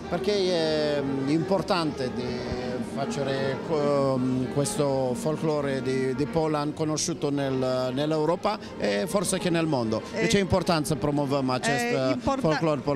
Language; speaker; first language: Italian; non-native, learner; Romanian